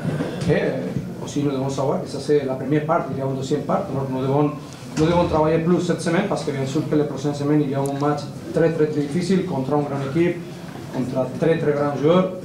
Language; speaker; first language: French; non-native, learner; Spanish